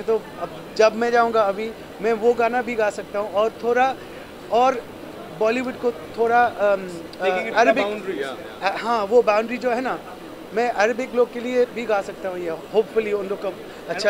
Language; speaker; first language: Hindi; non-native, learner; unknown